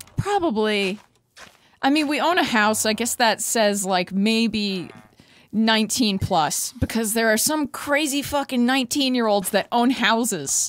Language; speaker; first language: English; native; English